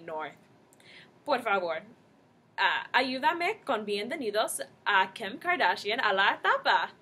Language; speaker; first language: Spanish; non-native, learner; English